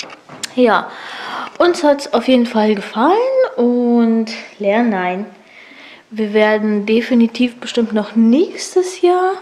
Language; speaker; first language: German; native; German